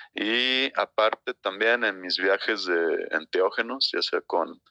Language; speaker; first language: Spanish; native; Spanish